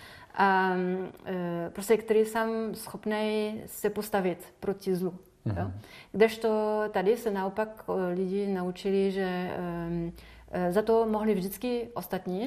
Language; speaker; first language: Czech; non-native, fluent; French